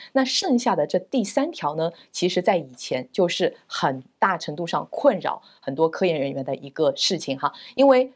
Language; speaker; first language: Chinese; native; Chinese